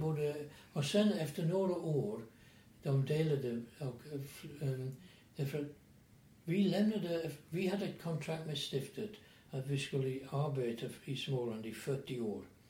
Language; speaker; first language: Swedish; non-native, fluent; English